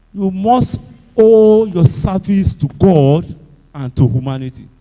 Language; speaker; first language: English; non-native, local second language; Yoruba